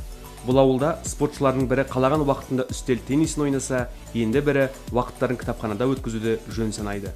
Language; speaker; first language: Kazakh; native; Kazakh